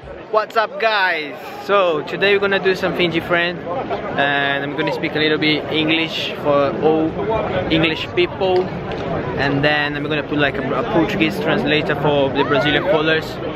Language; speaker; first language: English; non-native, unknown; Portuguese